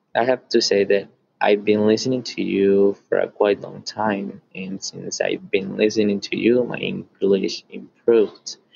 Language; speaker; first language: English; native; English